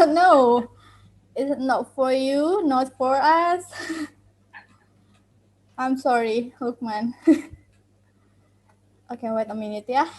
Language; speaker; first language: English; non-native, learner; Indonesian